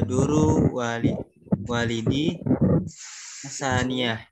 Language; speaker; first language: Arabic; non-native, learner; Indonesian